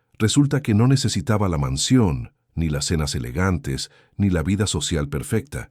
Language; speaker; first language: Spanish; native; Spanish